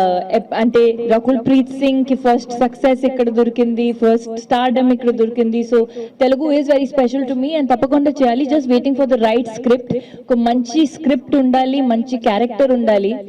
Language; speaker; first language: Telugu; non-native, local second language; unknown